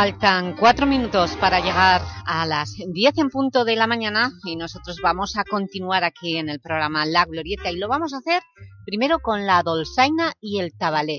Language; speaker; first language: Spanish; native; Spanish